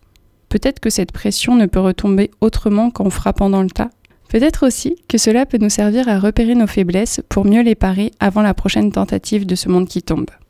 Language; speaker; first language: French; native; French